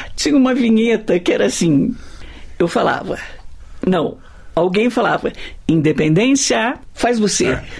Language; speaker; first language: Portuguese; native; Portuguese